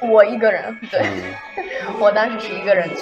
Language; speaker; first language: Chinese; non-native, fluent; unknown